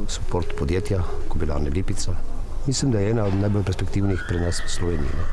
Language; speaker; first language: English; non-native, fluent; Slovenian